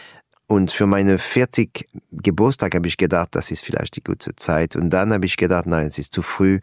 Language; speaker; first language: German; non-native, learner; French